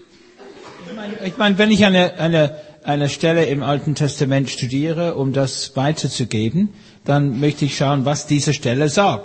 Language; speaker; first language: German; non-native, fluent; English